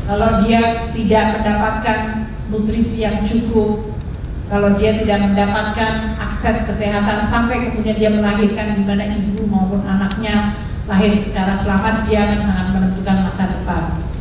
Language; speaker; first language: Indonesian; native; Indonesian